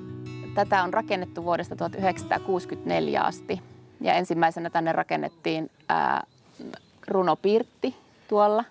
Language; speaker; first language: Finnish; native; Finnish